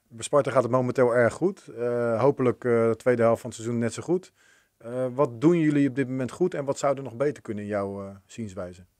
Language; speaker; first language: Dutch; native; Dutch